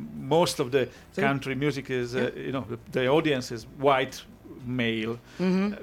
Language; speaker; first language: English; non-native, fluent; Italian